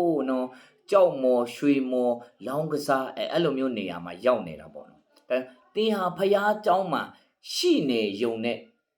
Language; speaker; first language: Burmese; non-native, local second language; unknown